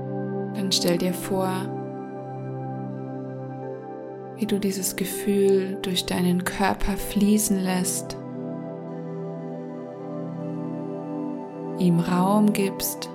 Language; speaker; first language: German; native; German